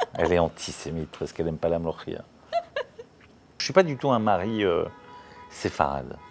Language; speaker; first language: French; native; French